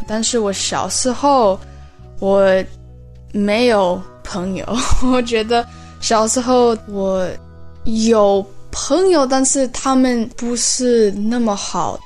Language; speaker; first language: Chinese; early bilingual, heritage; Chinese